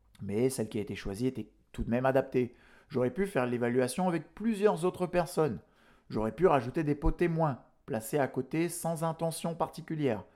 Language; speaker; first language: French; native; French